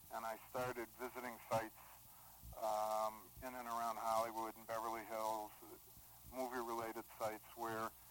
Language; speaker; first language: English; native; English